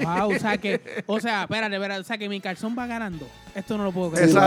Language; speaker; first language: Spanish; native; Spanish